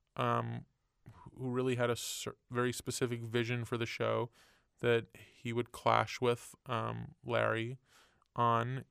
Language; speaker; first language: English; native; English